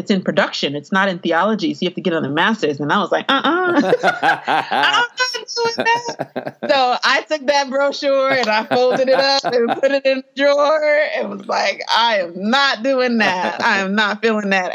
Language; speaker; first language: English; native; English